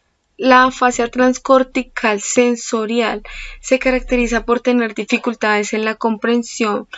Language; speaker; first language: Spanish; native; Spanish